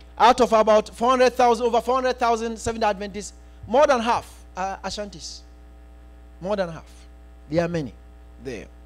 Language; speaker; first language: English; non-native, local second language; Akan